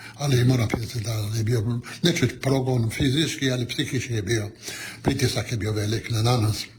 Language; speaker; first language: Croatian; non-native, local second language; Italian